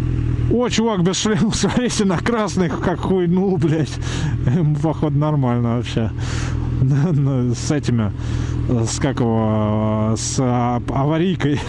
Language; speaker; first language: Russian; native; Russian